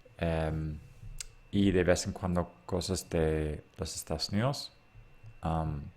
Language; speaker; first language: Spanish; non-native, fluent; English